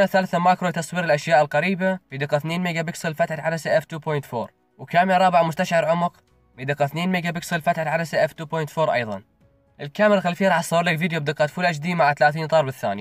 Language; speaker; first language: Arabic; native; Arabic